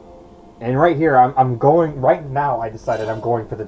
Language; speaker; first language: English; native; English